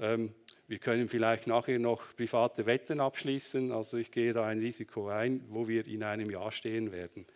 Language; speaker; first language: German; native; German